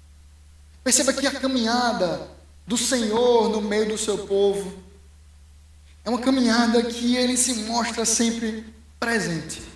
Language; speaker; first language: Portuguese; native; Portuguese